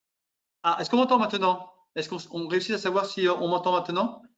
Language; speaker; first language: French; native; French